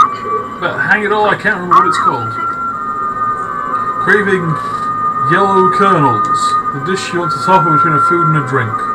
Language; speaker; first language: English; native; English